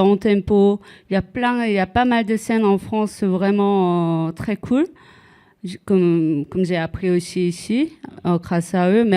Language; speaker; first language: French; non-native, fluent; Korean